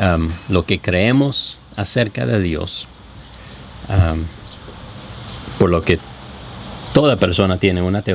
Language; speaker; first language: Spanish; non-native, fluent; English